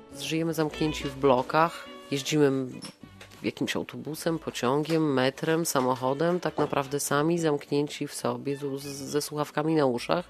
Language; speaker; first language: Polish; native; Polish